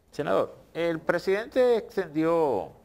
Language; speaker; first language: Spanish; native; Spanish